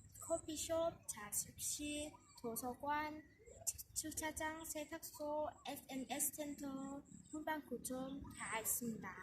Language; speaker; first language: Korean; non-native, learner; Vietnamese